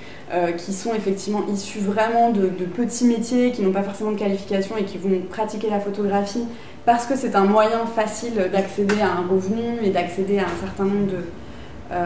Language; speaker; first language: French; native; French